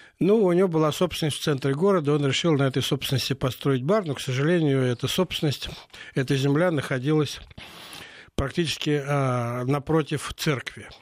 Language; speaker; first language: Russian; native; Russian